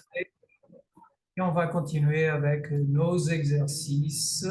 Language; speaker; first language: French; non-native, fluent; Portuguese